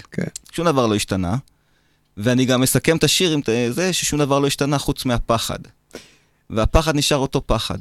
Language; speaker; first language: Hebrew; native; Hebrew